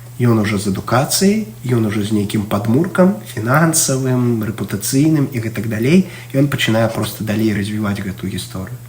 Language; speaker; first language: Belarusian; non-native, local second language; Russian